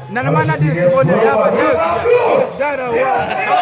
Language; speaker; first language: Russian; non-native, learner; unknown